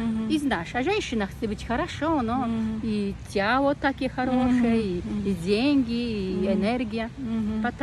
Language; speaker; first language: Russian; non-native, learner; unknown